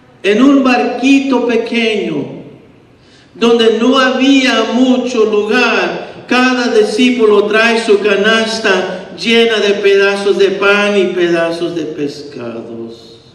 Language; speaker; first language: Spanish; early bilingual, heritage; Spanish